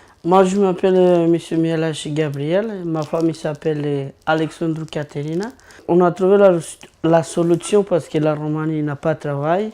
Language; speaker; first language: French; non-native, learner; Romanian